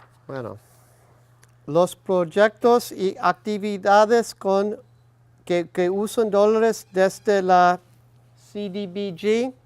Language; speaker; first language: Spanish; non-native, learner; English